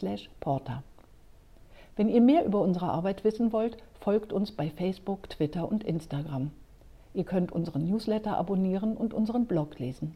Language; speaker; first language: German; native; German